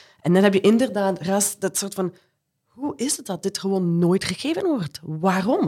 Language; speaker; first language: Dutch; non-native, fluent; English